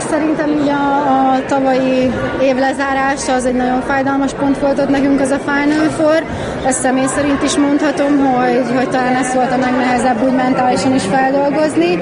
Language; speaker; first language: Hungarian; native; Hungarian